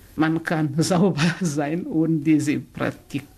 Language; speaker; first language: German; non-native, learner; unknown